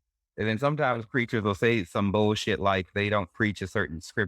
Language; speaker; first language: English; native; English